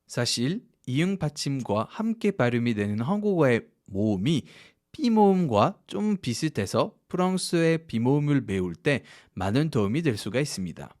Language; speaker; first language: Korean; non-native, fluent; French